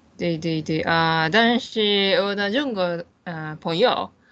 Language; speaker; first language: Chinese; non-native, learner; Japanese